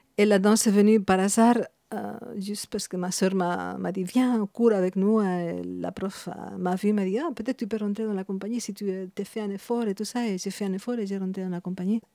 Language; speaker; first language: French; non-native, fluent; Spanish